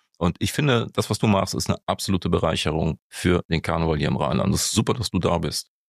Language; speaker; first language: German; native; German